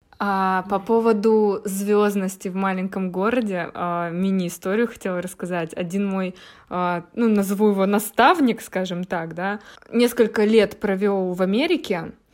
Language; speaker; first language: Russian; native; Russian